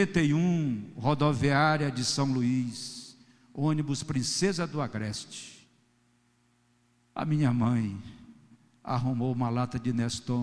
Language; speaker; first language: Portuguese; native; Portuguese